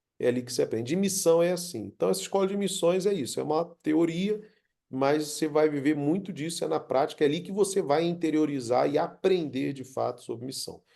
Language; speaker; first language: Portuguese; native; Portuguese